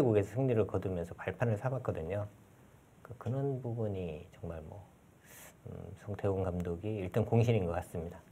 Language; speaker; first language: Korean; native; Korean